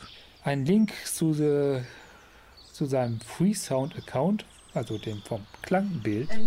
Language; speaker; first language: German; native; German